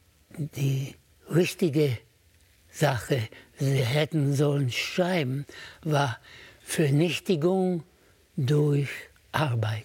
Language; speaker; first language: German; native; German